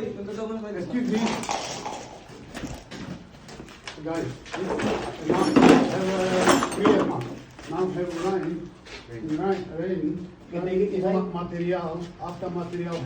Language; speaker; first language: English; non-native, learner; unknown